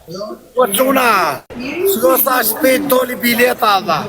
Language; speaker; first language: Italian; non-native, fluent; Albanian